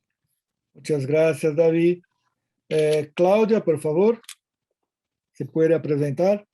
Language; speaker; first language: Spanish; non-native, learner; Portuguese